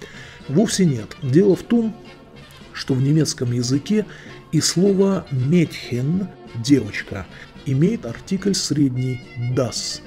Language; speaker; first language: Russian; native; Russian